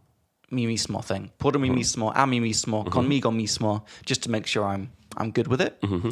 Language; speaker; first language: Spanish; non-native, learner; English